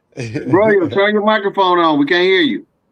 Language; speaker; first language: English; native; English